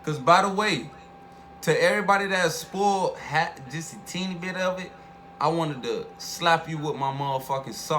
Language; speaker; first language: English; native; English